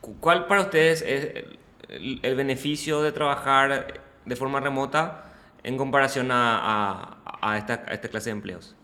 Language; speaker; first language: Spanish; native; Spanish